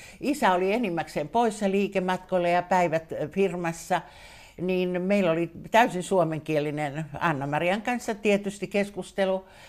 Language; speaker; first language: Finnish; native; Finnish